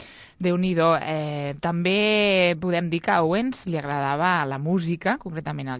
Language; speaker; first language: Catalan; native; Catalan